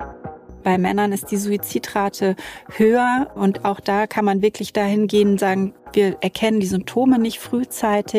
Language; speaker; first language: German; native; German